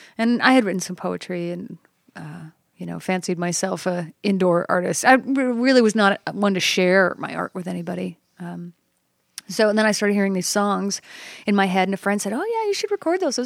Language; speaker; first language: English; native; English